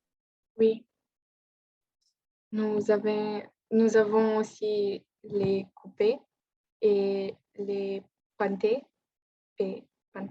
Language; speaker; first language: French; non-native, fluent; Romanian